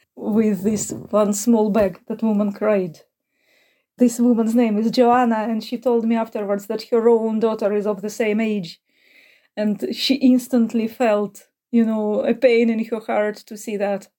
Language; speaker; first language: English; non-native, fluent; Ukrainian